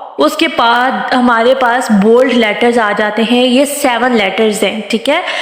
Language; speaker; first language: Urdu; non-native, local second language; Punjabi